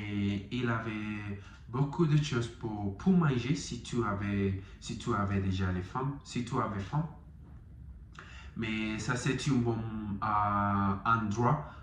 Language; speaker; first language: French; non-native, learner; Spanish